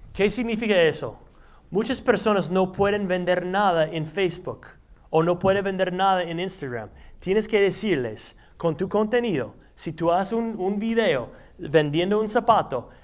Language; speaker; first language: Spanish; non-native, fluent; English